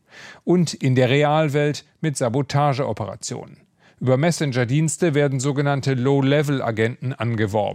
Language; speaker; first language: German; native; German